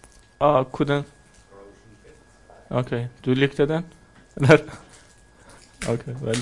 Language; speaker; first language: Norwegian; non-native, fluent; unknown